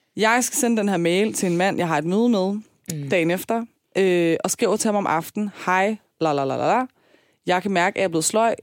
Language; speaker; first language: Danish; early bilingual, other home language; Persian